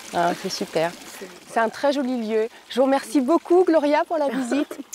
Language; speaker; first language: French; native; French